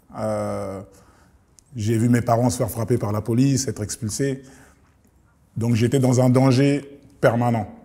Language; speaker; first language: French; early bilingual, other home language; Lingala